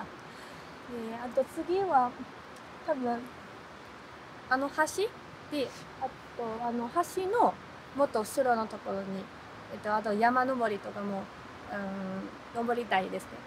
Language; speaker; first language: Japanese; non-native, fluent; Chinese